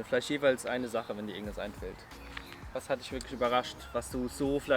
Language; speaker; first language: German; native; German